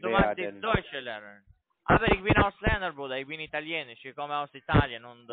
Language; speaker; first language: German; non-native, learner; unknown